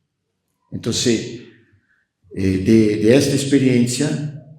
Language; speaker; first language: Spanish; non-native, fluent; Portuguese